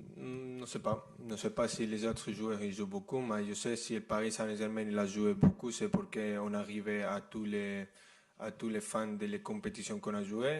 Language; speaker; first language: French; non-native, fluent; Spanish